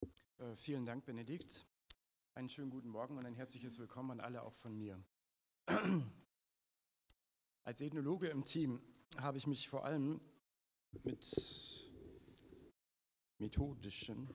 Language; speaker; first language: German; native; German